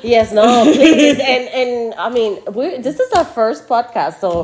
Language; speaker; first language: English; non-native, fluent; Spanish